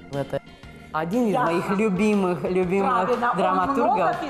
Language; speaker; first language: Russian; non-native, local second language; Romanian